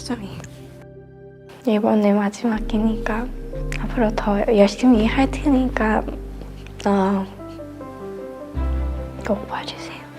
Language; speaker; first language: Korean; non-native, fluent; Thai